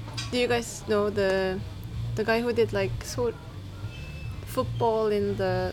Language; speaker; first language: English; non-native, fluent; Korean